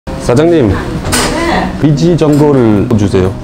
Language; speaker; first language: Korean; non-native, learner; French